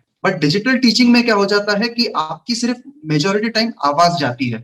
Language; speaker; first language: Hindi; native; Hindi